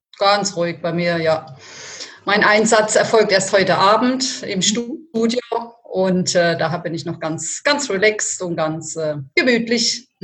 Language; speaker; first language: German; early bilingual, other home language; Italian